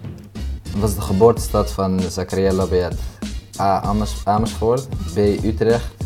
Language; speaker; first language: Dutch; early bilingual, other home language; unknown